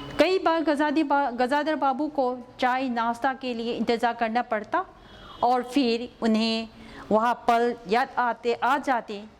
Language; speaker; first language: Hindi; non-native, local second language; Manipuri